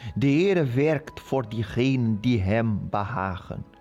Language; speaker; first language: Dutch; non-native, learner; Portuguese